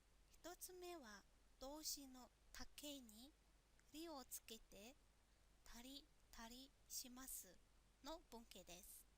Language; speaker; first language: Japanese; non-native, fluent; Mongolian